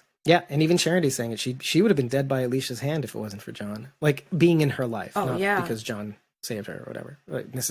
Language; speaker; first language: English; native; English